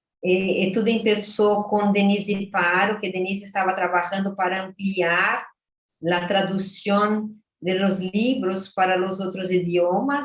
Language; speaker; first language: Spanish; non-native, fluent; Portuguese